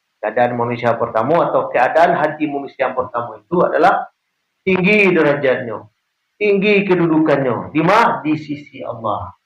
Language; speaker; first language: Malay; non-native, local second language; Minangkabau